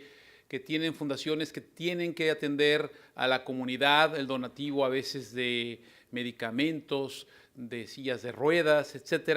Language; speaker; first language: Spanish; native; Spanish